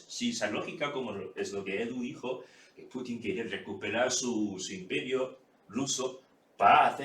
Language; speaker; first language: Spanish; non-native, fluent; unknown